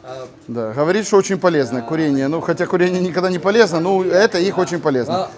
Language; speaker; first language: Russian; native; Russian